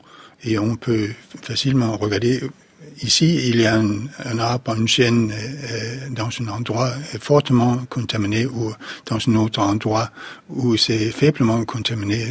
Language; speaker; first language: French; non-native, fluent; Danish